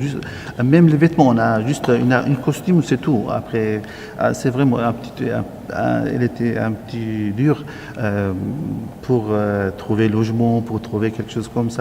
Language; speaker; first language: French; non-native, learner; Arabic